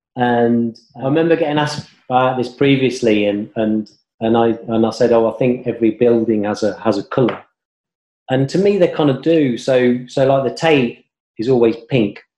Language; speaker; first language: English; native; English